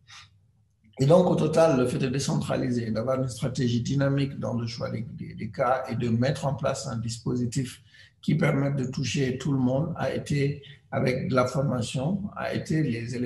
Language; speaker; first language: French; non-native, local second language; Wolof